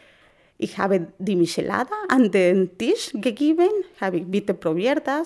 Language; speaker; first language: German; non-native, learner; Spanish